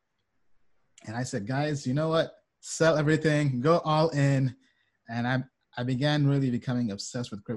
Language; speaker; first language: English; native; English